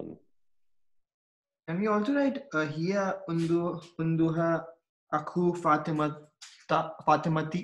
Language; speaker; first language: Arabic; non-native, learner; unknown